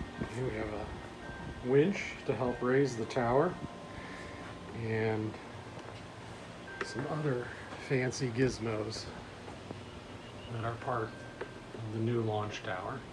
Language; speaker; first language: English; native; English